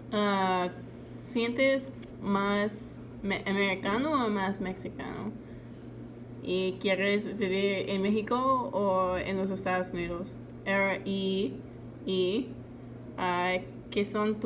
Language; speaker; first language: Spanish; non-native, learner; English